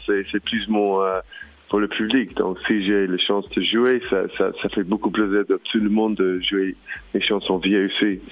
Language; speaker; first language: French; non-native, learner; English